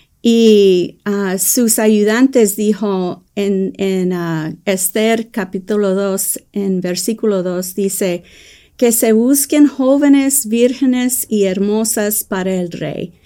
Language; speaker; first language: Spanish; early bilingual, heritage; English